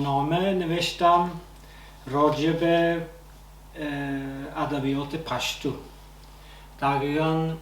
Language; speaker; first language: Persian; non-native, fluent; Swedish